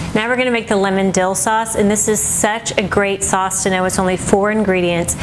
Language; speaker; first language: English; native; English